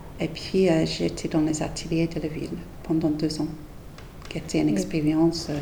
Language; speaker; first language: French; non-native, fluent; English